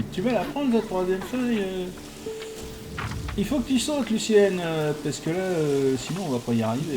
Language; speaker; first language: French; native; French